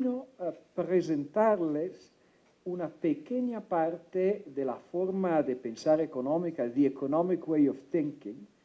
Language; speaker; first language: Spanish; non-native, fluent; Italian